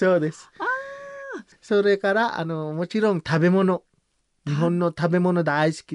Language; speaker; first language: Japanese; non-native, learner; Samoan